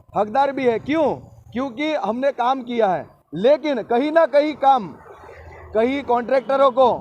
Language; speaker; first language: Hindi; non-native, local second language; Marathi